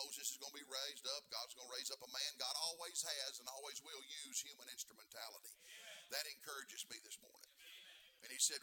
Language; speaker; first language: English; native; English